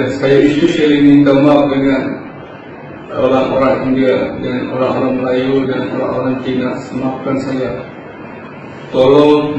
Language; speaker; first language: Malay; non-native, fluent; Bangla